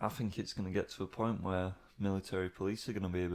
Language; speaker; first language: English; native; English